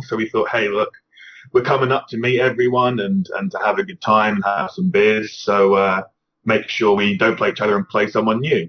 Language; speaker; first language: English; native; English